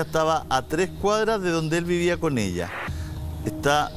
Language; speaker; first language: Spanish; native; Spanish